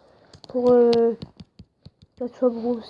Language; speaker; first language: French; native; French